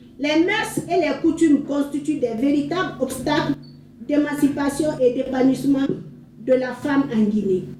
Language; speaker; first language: French; non-native, local second language; Fula